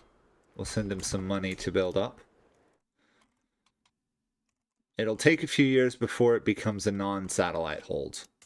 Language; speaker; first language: English; native; English